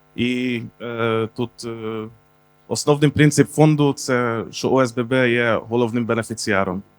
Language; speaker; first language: Ukrainian; non-native, fluent; Hungarian